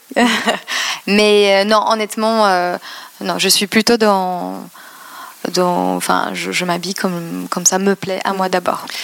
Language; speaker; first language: French; non-native, fluent; Polish